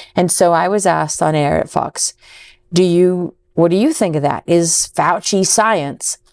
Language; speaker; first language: English; native; English